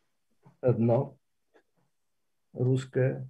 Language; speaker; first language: Russian; non-native, learner; Bulgarian